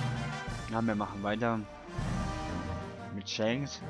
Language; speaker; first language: German; native; German